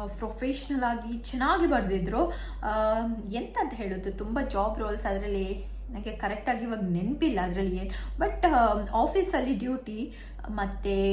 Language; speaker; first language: Kannada; non-native, local second language; Tulu